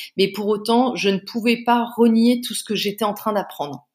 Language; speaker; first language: French; native; French